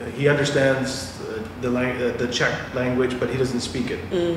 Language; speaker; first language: English; native; English